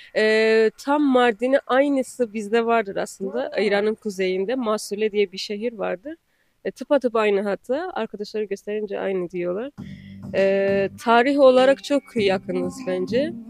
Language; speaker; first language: Turkish; non-native, fluent; Persian